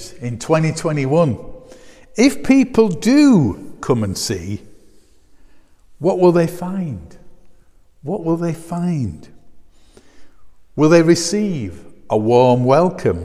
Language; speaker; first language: English; native; English